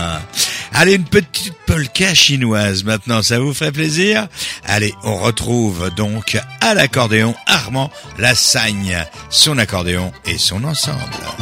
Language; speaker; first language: French; native; French